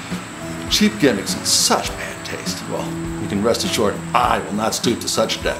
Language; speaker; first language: English; native; English